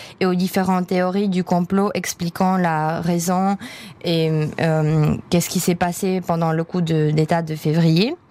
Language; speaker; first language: French; non-native, fluent; Czech